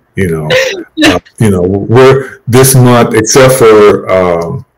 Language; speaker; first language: English; native; English